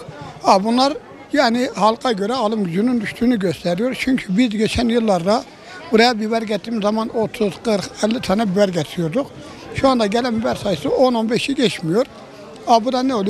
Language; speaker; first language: Turkish; native; Turkish